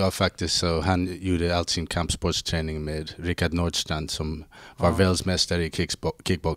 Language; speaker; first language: Swedish; non-native, fluent; English